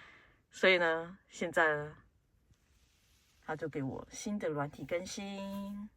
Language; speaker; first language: Chinese; native; Chinese